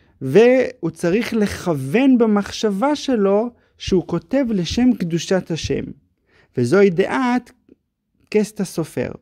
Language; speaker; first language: Hebrew; native; Hebrew